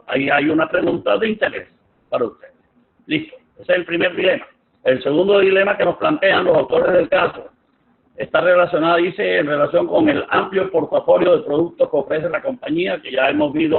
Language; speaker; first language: Spanish; native; Spanish